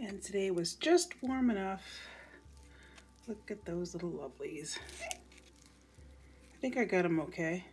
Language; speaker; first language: English; native; English